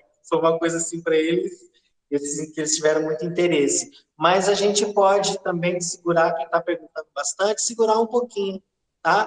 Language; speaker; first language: Portuguese; native; Portuguese